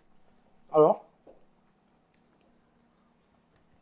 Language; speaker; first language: French; native; French